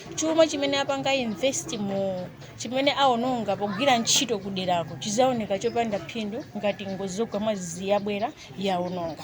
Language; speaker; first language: Nyanja; native; Nyanja